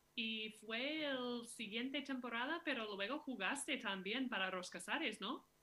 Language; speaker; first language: Spanish; non-native, fluent; English